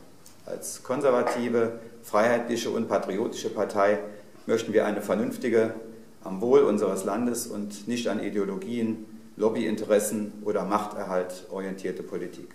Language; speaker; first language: German; native; German